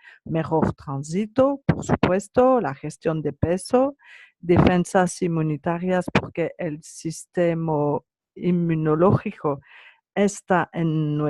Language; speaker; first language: Spanish; non-native, learner; French